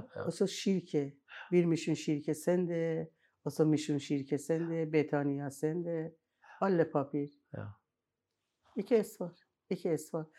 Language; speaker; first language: Norwegian; non-native, learner; Persian